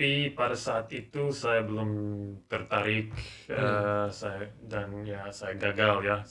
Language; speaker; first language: Indonesian; non-native, learner; English